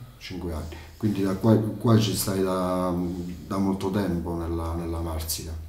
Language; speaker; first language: Italian; native; Italian